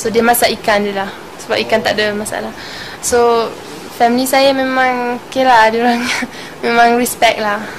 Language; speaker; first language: Malay; non-native, fluent; German